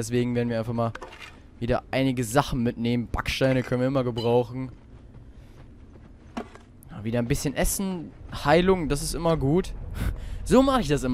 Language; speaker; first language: German; native; German